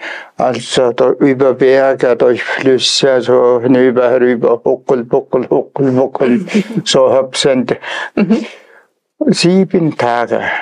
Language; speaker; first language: German; non-native, fluent; Tuvinian